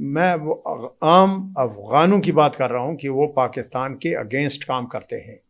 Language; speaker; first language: Urdu; non-native, local second language; Pashto